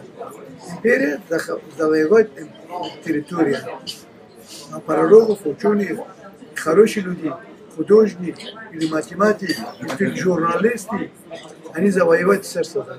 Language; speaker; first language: Russian; non-native, learner; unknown